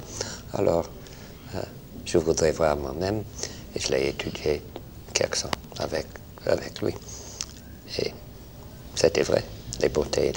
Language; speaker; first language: French; non-native, fluent; English